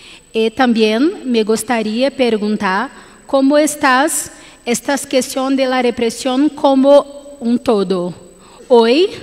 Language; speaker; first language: Spanish; non-native, learner; Portuguese